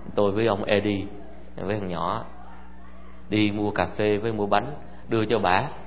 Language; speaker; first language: Vietnamese; early bilingual, heritage; Vietnamese